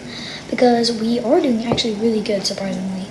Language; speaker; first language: English; native; English